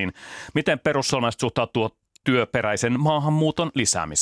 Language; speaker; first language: Finnish; native; Finnish